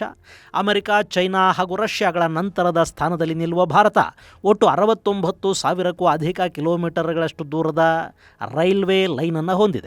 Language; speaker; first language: Kannada; native; Kannada